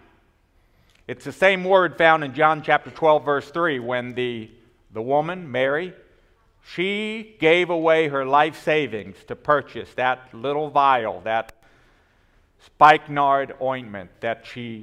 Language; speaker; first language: English; native; English